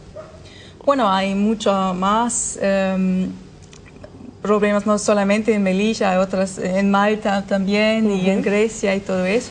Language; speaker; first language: Spanish; non-native, fluent; German